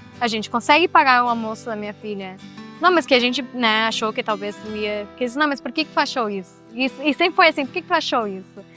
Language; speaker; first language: Portuguese; non-native, fluent; Spanish